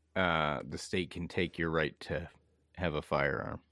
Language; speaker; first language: English; native; English